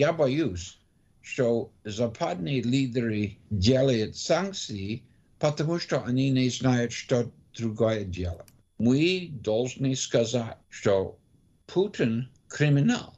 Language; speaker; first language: Russian; non-native, learner; English